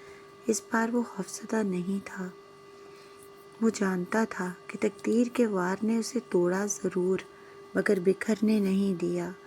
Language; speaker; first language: Urdu; native; Urdu